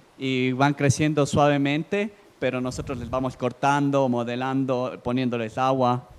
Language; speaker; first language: Spanish; native; Spanish